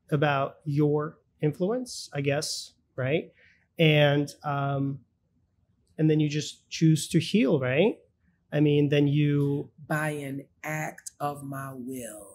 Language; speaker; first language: English; early bilingual, other home language; Russian